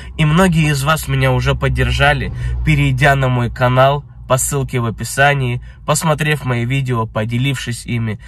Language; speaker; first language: Russian; early bilingual, heritage; Russian